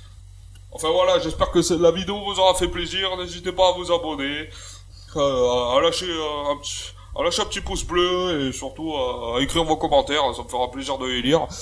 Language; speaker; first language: French; native; French